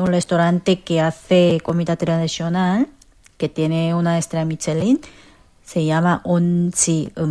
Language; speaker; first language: Spanish; non-native, fluent; Korean